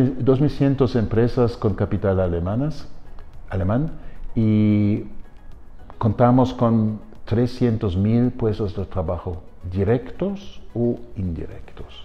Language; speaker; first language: Spanish; non-native, fluent; German